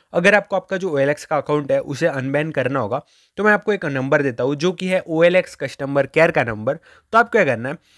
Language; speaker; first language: Hindi; non-native, local second language; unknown